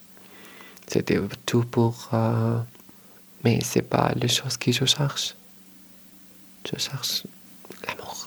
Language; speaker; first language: French; non-native, learner; Arabic